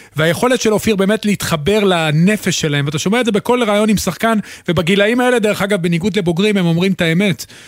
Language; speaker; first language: Hebrew; native; Hebrew